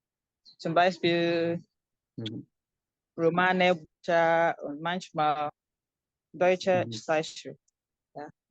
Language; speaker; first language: German; non-native, learner; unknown